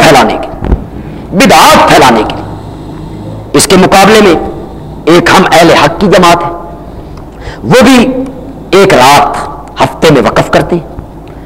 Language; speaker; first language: Urdu; non-native, local second language; Punjabi